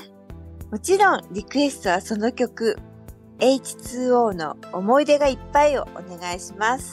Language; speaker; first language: Japanese; native; Japanese